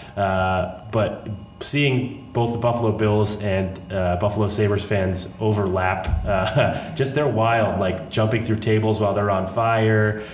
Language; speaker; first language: English; native; English